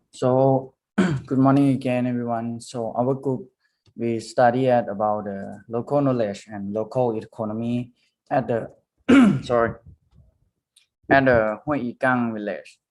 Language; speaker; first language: English; non-native, learner; Thai